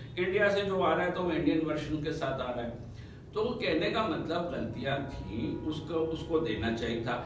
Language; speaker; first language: Urdu; native; Urdu